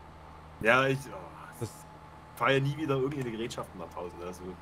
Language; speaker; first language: German; native; German